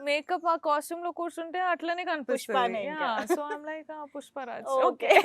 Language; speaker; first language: Telugu; non-native, local second language; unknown